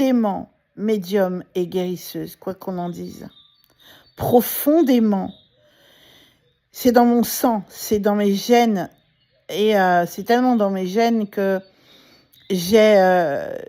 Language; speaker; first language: French; native; French